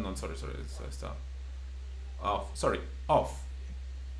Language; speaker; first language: English; non-native, fluent; Spanish